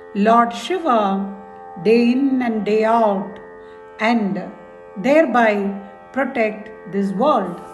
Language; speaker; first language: English; non-native, local second language; Tamil